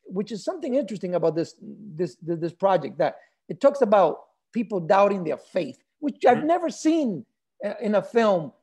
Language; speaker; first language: English; early bilingual, other home language; Spanish